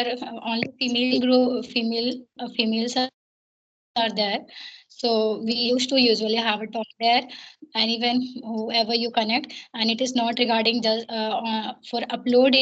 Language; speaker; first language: English; non-native, learner; Hindi